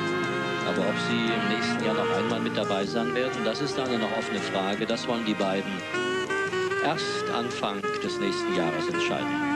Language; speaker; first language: German; native; German